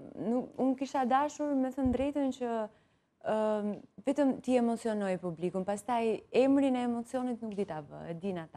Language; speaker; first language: Albanian; native; Albanian